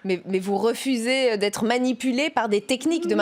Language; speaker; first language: French; native; French